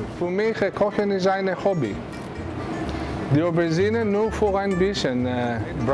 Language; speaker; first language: German; non-native, learner; Greek